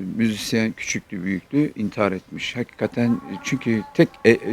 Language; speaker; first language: Turkish; native; Turkish